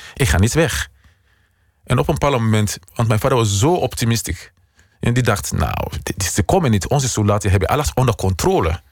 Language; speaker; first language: Dutch; non-native, fluent; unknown